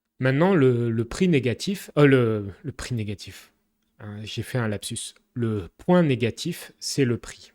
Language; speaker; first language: French; native; French